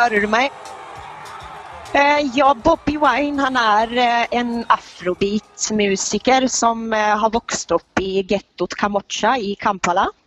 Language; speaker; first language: Norwegian; non-native, fluent; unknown